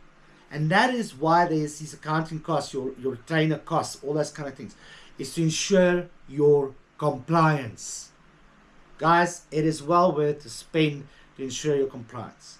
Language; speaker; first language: English; native; English